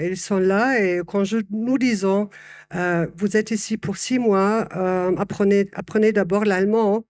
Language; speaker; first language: French; non-native, fluent; German